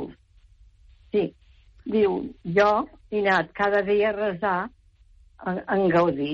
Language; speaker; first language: Catalan; native; Catalan